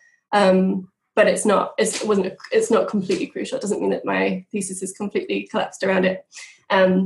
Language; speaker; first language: English; native; English